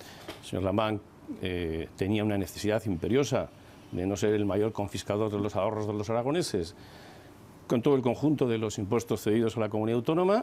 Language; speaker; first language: Spanish; native; Spanish